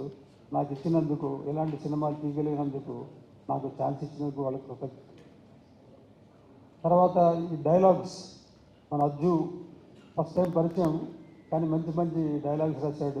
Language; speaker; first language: Telugu; native; Telugu